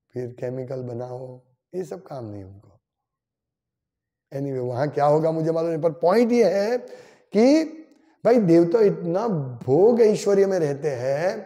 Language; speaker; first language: Hindi; non-native, local second language; Gujarati